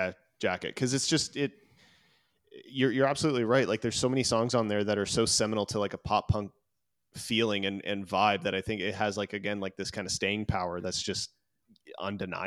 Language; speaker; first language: English; native; English